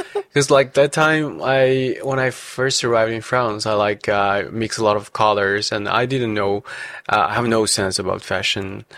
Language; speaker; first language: English; non-native, fluent; Chinese